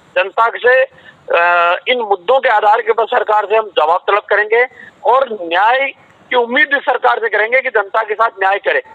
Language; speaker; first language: Hindi; native; Hindi